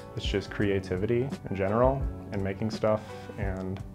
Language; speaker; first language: English; native; English